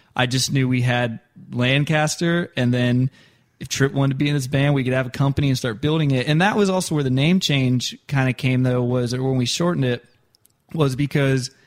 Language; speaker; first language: English; native; English